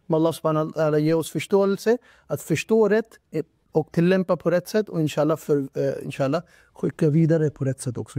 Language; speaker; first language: Swedish; non-native, fluent; Urdu